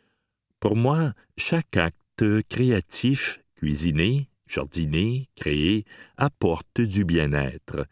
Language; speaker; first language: French; native; French